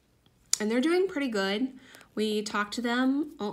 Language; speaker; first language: English; native; English